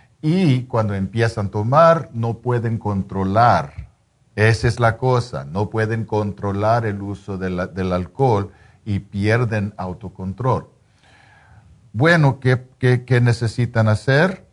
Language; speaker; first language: Spanish; non-native, fluent; English